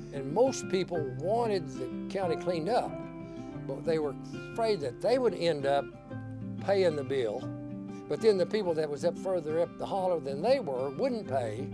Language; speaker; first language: English; native; English